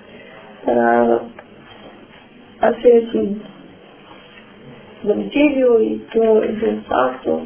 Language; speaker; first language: Spanish; non-native, learner; Romanian